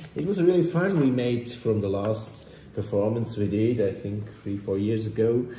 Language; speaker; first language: English; non-native, fluent; German